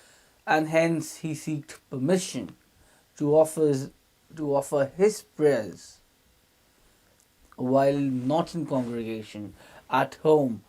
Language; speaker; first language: English; non-native, local second language; Urdu